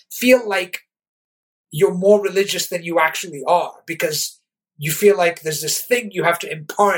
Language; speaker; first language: English; native; English